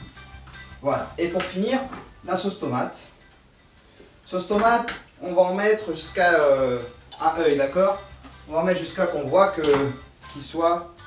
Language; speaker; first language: French; non-native, learner; Spanish